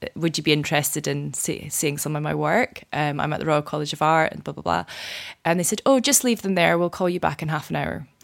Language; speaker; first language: English; native; English